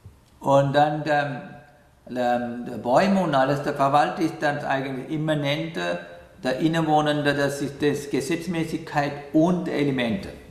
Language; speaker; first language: German; non-native, learner; Sinhala